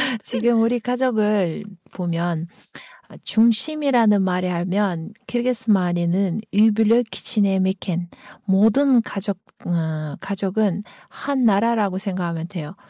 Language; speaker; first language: Korean; non-native, fluent; Kyrgyz